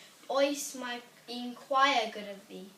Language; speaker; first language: Welsh; non-native, local second language; English